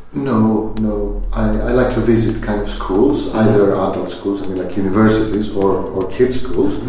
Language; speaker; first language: English; non-native, fluent; Greek